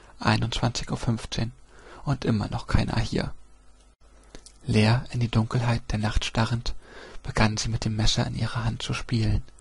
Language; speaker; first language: German; native; German